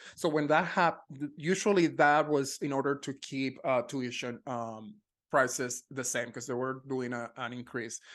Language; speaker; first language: English; non-native, fluent; Spanish